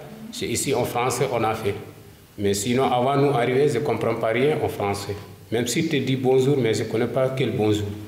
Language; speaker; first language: French; non-native, learner; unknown